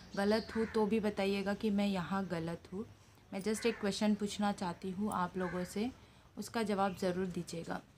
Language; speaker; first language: Hindi; non-native, local second language; Telugu